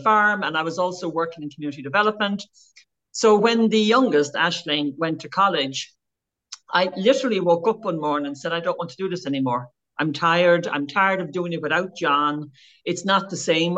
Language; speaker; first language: English; native; English